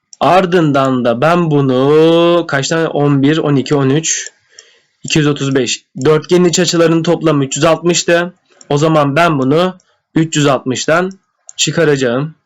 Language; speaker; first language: Turkish; native; Turkish